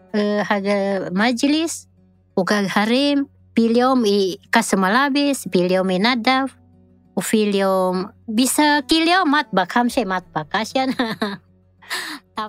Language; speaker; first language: Arabic; non-native, learner; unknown